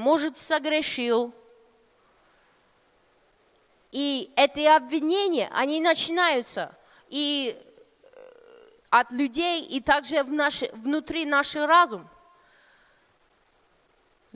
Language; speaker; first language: Russian; non-native, fluent; English